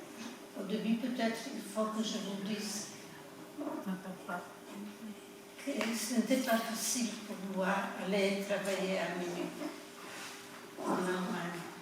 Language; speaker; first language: French; non-native, fluent; Polish